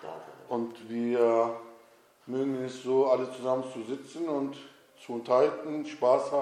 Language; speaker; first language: German; non-native, fluent; Turkish